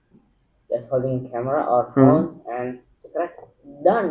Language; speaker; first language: English; non-native, learner; Indonesian